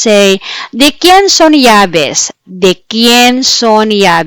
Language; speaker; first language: Spanish; non-native, fluent; Filipino